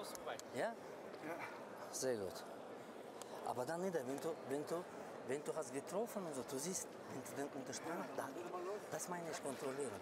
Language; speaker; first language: German; non-native, learner; Russian